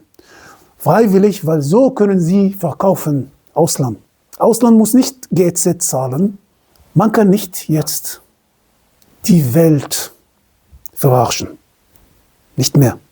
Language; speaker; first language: German; non-native, fluent; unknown